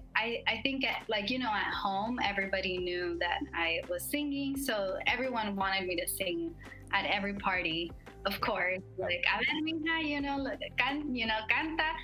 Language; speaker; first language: English; native; English